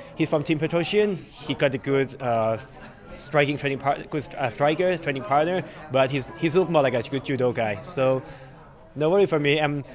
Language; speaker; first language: English; non-native, learner; Thai